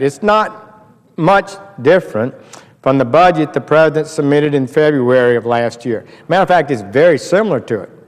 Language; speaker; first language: English; native; English